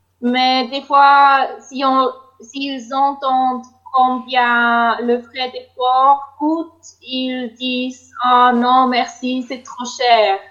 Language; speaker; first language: French; non-native, local second language; German